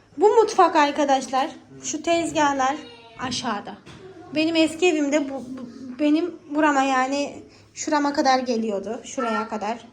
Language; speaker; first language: Turkish; native; Turkish